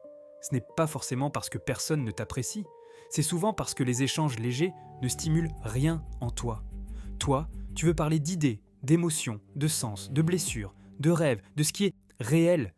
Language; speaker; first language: French; native; French